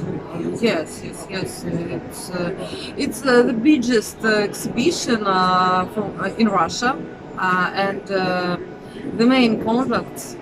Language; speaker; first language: English; non-native, learner; Russian